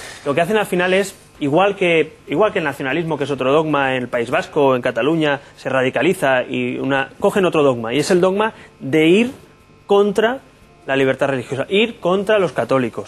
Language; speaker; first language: Spanish; native; Spanish